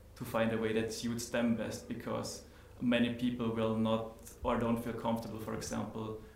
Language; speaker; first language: English; non-native, fluent; German